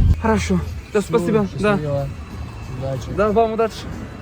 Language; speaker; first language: Russian; non-native, learner; Korean